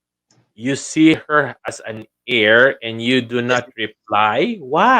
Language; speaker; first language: English; non-native, local second language; Filipino